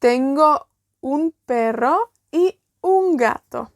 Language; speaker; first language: Spanish; non-native, fluent; Welsh